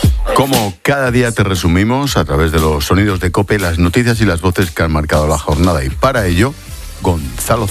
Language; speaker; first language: Spanish; native; Spanish